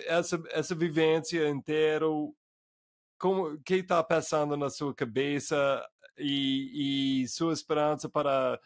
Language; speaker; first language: Portuguese; non-native, fluent; English